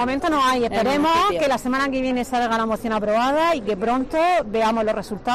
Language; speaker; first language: Spanish; native; Spanish